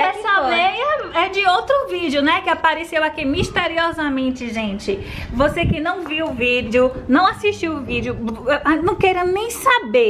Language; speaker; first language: Portuguese; native; Portuguese